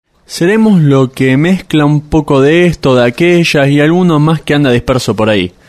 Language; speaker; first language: Spanish; native; Spanish